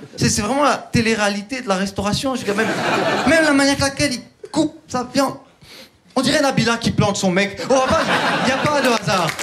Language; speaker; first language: French; early bilingual, other home language; Turkish